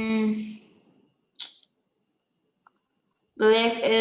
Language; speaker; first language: English; non-native, learner; Vietnamese